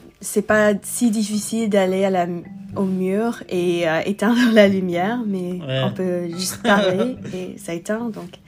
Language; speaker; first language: French; non-native, learner; English